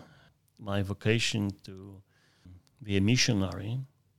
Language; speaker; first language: English; non-native, fluent; Polish